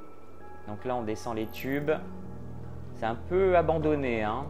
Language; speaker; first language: French; native; French